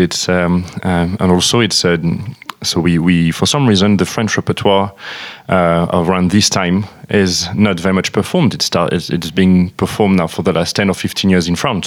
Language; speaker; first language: English; non-native, fluent; French